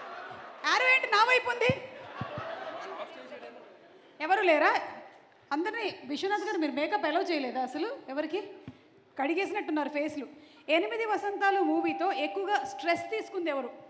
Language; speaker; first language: Telugu; native; Telugu